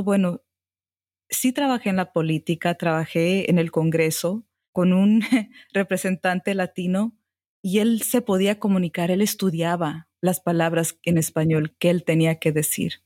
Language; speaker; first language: Spanish; early bilingual, heritage; Spanish